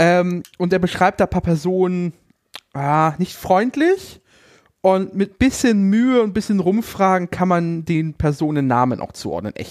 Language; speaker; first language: German; native; German